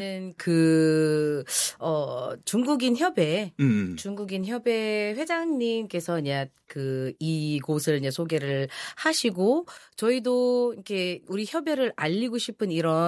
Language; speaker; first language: Korean; non-native, fluent; Filipino